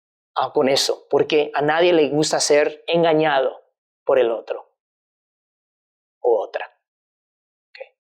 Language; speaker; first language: Spanish; non-native, fluent; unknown